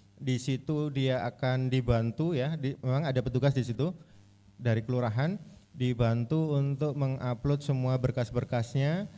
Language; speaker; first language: Indonesian; native; Indonesian